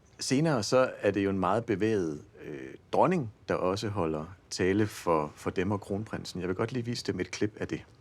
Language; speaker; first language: Danish; native; Danish